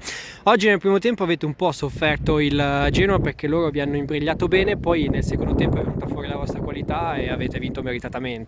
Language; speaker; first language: Italian; native; Italian